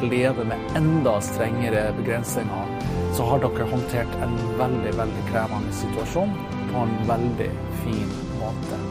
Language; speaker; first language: Norwegian; non-native, fluent; English